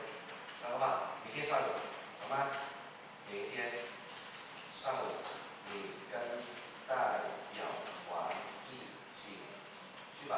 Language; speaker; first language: Chinese; non-native, fluent; Vietnamese